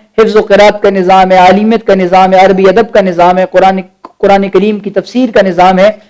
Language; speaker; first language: Urdu; native; Urdu